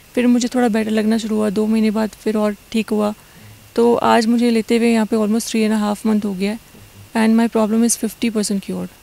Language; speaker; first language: Hindi; native; Hindi